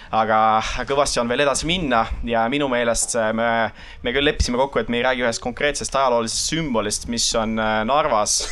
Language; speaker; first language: Estonian; non-native, local second language; Russian